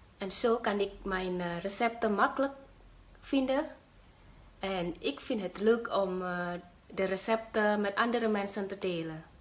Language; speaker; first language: Dutch; non-native, fluent; Javanese